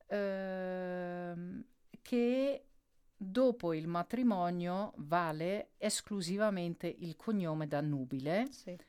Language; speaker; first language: Italian; non-native, fluent; Dutch